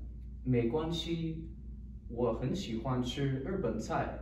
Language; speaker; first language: Chinese; non-native, learner; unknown